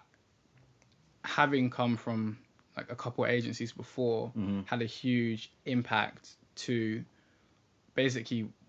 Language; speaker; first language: English; native; English